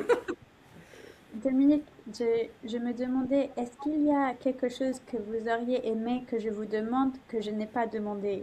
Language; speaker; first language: French; non-native, fluent; English